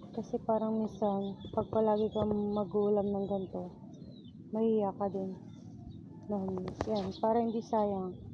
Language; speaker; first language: Filipino; non-native, local second language; Pangasinan